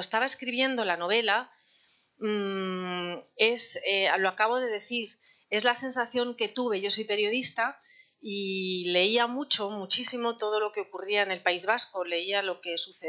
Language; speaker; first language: Spanish; native; Spanish